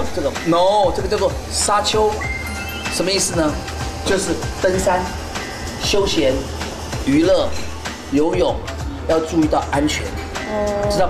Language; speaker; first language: Chinese; native; Chinese